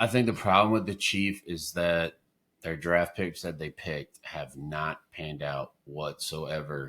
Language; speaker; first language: English; native; English